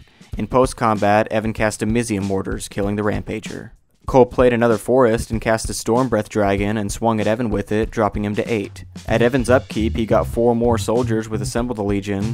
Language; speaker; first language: English; native; English